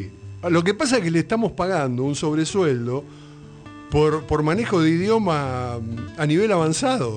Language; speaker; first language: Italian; non-native, learner; Spanish